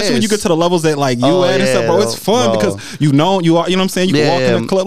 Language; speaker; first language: English; native; English